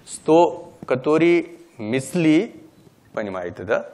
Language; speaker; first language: Russian; non-native, learner; Hindi